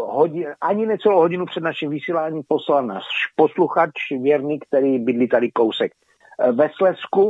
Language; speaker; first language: Czech; native; Czech